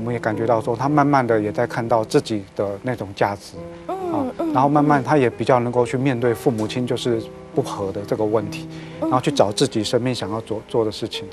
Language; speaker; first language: Chinese; native; Chinese